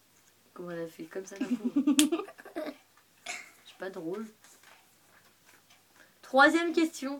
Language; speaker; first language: French; native; French